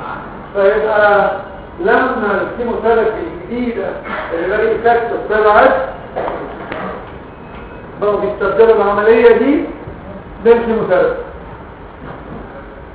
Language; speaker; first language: Arabic; native; Arabic